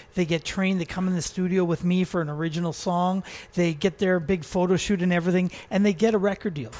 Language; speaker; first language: English; native; English